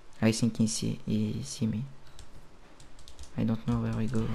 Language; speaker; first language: English; non-native, learner; French